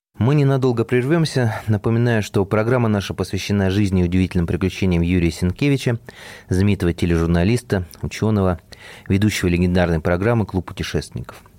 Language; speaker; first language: Russian; native; Russian